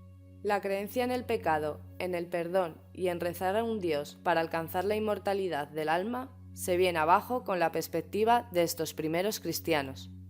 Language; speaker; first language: Spanish; native; Spanish